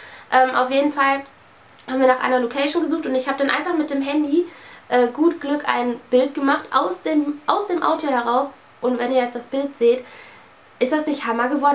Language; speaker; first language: German; native; German